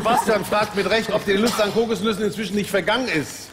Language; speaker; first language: German; native; German